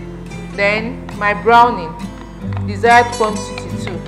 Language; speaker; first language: English; native; English